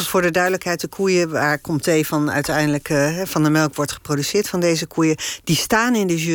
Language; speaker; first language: Dutch; native; Dutch